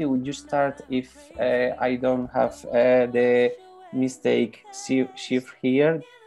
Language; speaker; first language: English; non-native, learner; Spanish